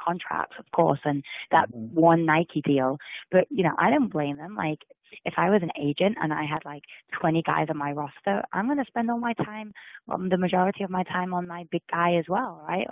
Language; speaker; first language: English; native; English